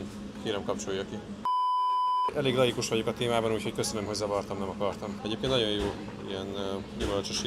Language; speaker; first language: Hungarian; native; Hungarian